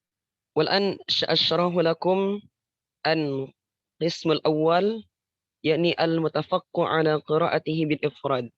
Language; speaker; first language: Arabic; non-native, learner; Indonesian